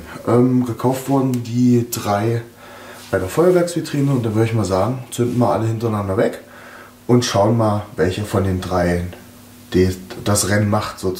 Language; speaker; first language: German; native; German